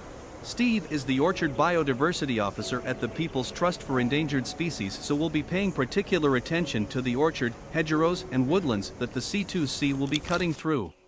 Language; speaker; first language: English; native; English